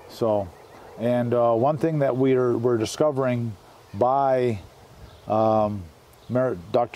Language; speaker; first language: English; native; English